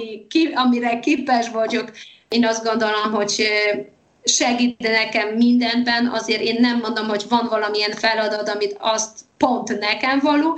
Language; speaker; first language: Hungarian; non-native, fluent; Polish